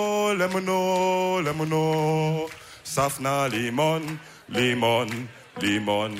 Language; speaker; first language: German; early bilingual, other home language; Wolof